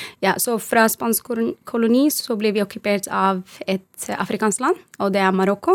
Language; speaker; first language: Norwegian; non-native, fluent; Arabic